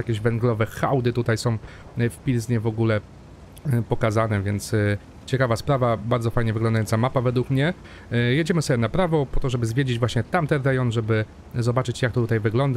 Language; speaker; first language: Polish; native; Polish